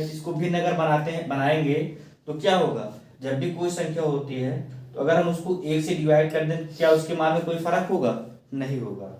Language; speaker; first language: Hindi; native; Hindi